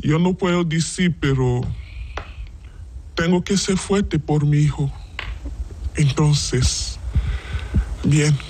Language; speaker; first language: Spanish; non-native, learner; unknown